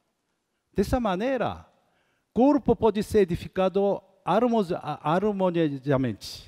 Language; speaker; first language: Portuguese; non-native, fluent; Korean